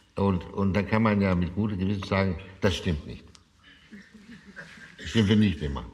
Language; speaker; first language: German; non-native, fluent; Danish